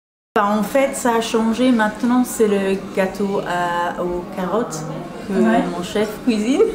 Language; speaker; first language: French; non-native, fluent; English